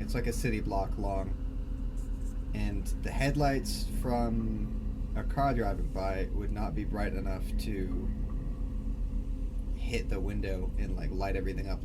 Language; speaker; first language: English; native; English